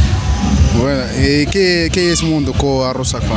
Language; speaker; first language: Spanish; non-native, learner; Arabic